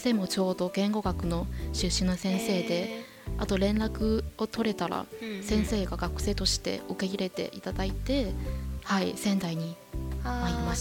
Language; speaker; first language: Japanese; non-native, fluent; Chinese